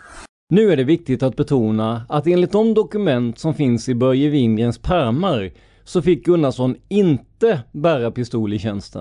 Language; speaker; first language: Swedish; native; Swedish